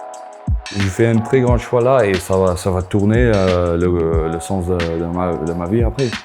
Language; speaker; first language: French; non-native, fluent; Afrikaans